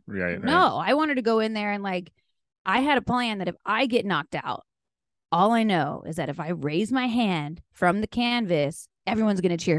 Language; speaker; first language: English; native; English